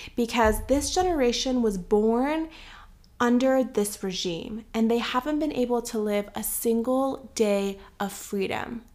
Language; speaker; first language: English; early bilingual, other home language; Persian